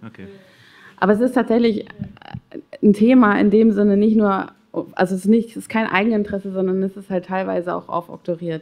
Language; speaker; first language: German; native; German